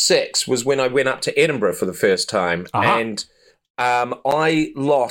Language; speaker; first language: English; native; English